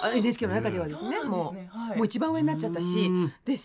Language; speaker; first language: Japanese; native; Japanese